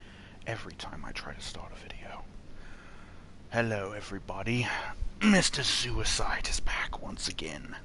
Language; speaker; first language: English; native; English